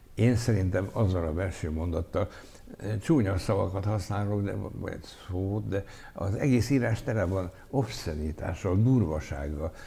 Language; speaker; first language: Hungarian; native; Hungarian